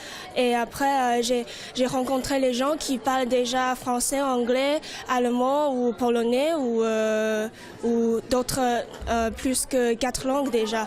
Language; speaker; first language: French; non-native, learner; Chinese